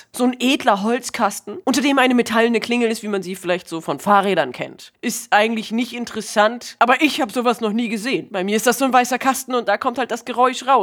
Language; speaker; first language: German; native; German